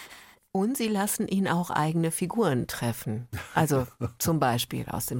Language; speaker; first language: German; native; German